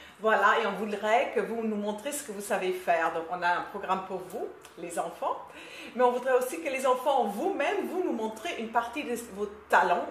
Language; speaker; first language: French; non-native, fluent; German